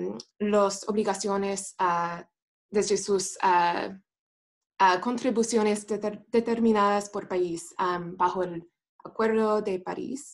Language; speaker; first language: Spanish; non-native, fluent; English